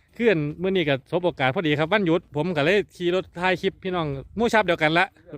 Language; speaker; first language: Thai; native; Thai